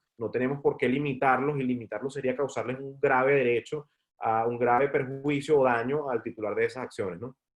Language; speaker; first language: Spanish; native; Spanish